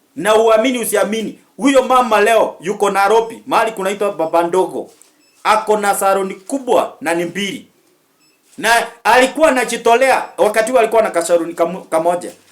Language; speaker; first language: Swahili; native; Swahili